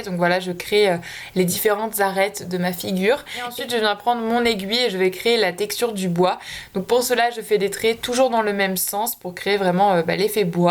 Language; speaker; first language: French; native; French